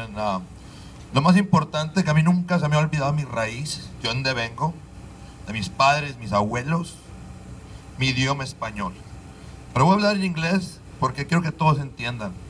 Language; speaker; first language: Spanish; early bilingual, other home language; English